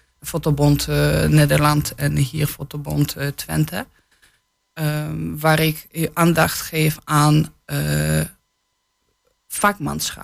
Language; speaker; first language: Dutch; non-native, fluent; Polish